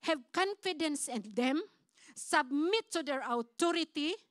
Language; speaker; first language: English; non-native, local second language; Filipino